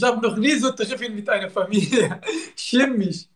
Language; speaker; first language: German; non-native, learner; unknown